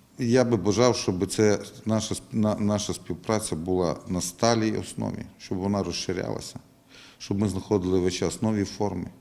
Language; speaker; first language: Ukrainian; native; Ukrainian